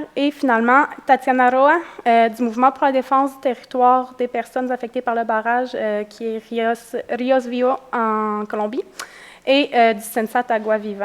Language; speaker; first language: French; native; French